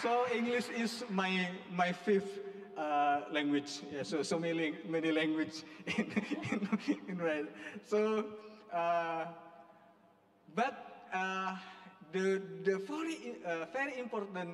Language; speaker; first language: English; non-native, learner; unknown